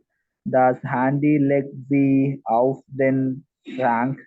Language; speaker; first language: German; non-native, learner; Malayalam